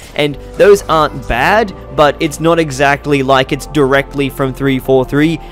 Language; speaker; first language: English; native; English